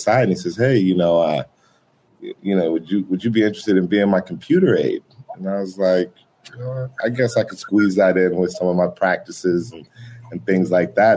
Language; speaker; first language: English; native; English